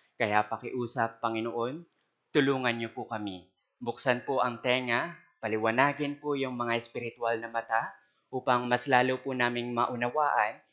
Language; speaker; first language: Filipino; non-native, local second language; Pampanga